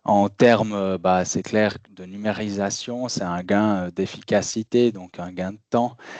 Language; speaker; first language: French; native; French